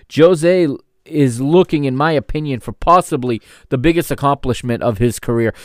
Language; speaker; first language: English; native; English